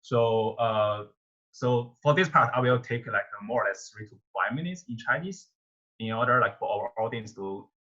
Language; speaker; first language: English; non-native, fluent; Chinese